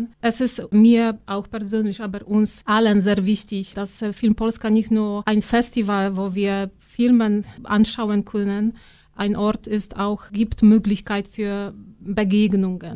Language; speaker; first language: German; non-native, fluent; Polish